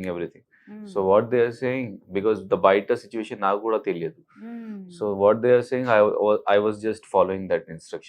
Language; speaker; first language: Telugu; non-native, learner; Hindi